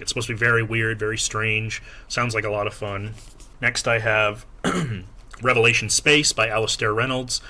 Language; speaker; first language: English; native; English